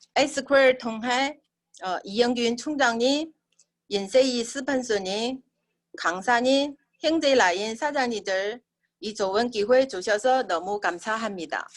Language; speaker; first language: Korean; non-native, learner; Chinese